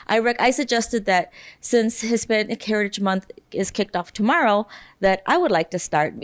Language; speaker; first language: English; native; English